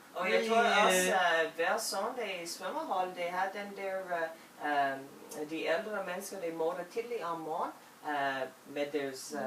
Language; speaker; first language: Danish; non-native, learner; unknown